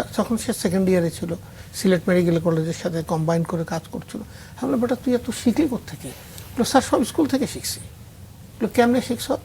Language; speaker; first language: Bangla; native; Bangla